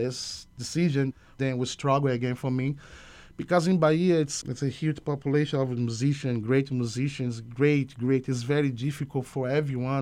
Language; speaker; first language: English; non-native, learner; Portuguese